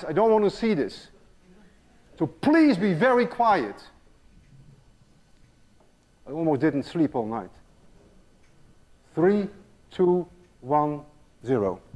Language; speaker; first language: English; non-native, fluent; Dutch